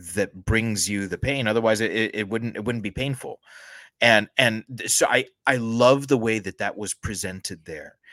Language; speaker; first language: English; native; English